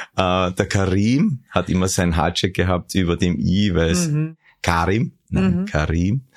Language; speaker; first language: German; early bilingual, other home language; Arabic